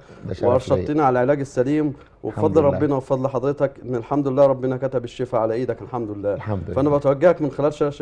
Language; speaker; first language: Arabic; native; Arabic